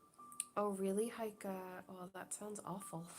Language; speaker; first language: English; native; English